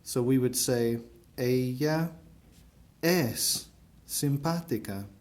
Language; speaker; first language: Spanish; non-native, fluent; English